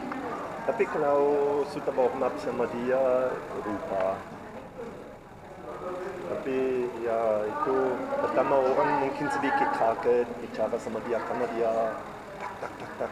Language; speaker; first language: Indonesian; non-native, fluent; German